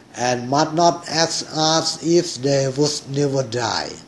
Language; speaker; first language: English; non-native, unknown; Thai